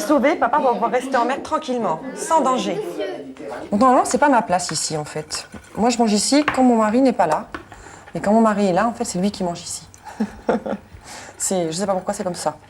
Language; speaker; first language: French; native; French